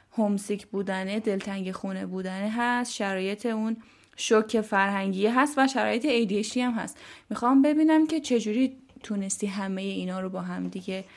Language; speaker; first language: Persian; native; Persian